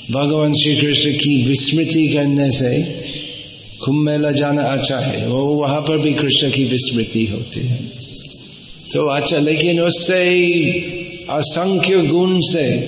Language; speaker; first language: Hindi; non-native, fluent; English